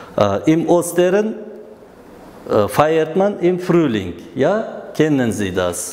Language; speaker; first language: German; non-native, learner; Uzbek